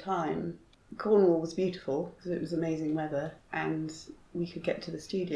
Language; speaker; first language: English; native; English